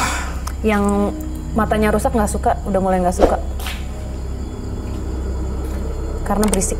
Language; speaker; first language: Indonesian; native; Indonesian